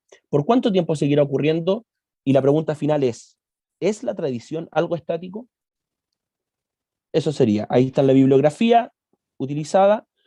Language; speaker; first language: Spanish; native; Spanish